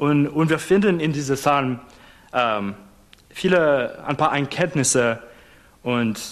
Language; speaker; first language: German; non-native, fluent; English